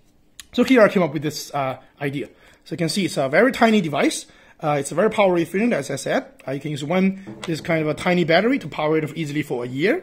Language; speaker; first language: English; non-native, fluent; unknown